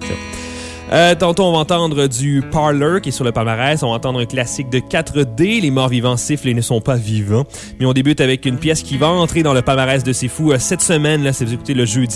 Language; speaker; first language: French; native; French